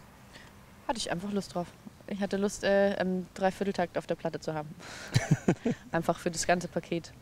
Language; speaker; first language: German; native; German